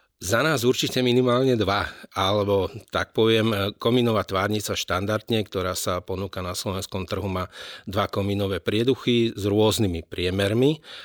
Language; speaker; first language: Slovak; native; Slovak